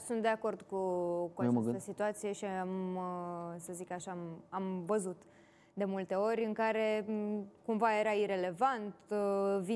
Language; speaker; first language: Romanian; native; Romanian